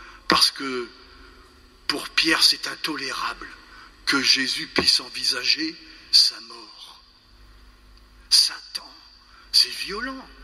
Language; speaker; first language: French; native; French